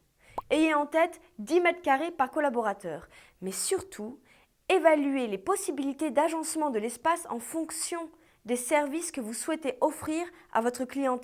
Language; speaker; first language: French; native; French